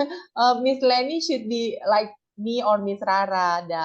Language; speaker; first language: English; non-native, fluent; Indonesian